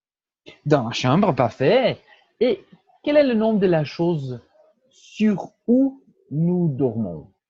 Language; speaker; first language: French; non-native, fluent; Portuguese